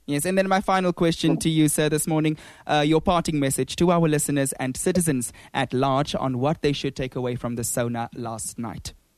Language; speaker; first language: English; non-native, local second language; Afrikaans